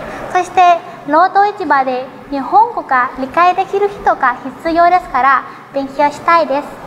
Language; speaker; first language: Japanese; non-native, learner; Thai